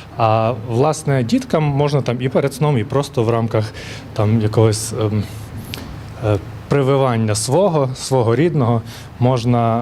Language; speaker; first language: Ukrainian; native; Ukrainian